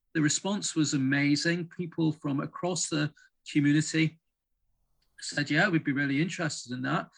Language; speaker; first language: English; native; English